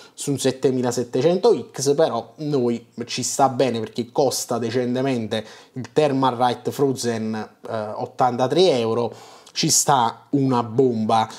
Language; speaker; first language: Italian; native; Italian